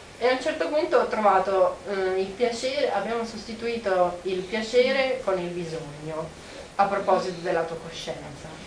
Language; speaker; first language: Italian; non-native, fluent; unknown